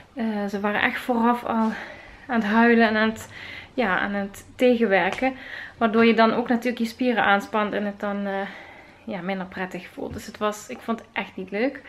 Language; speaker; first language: Dutch; native; Dutch